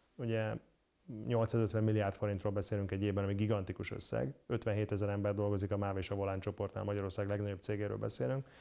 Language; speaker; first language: Hungarian; native; Hungarian